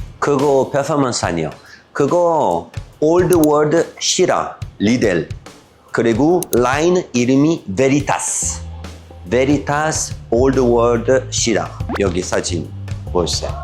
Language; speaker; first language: Korean; non-native, learner; French